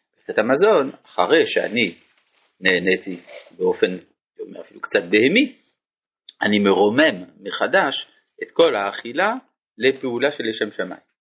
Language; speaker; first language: Hebrew; non-native, fluent; French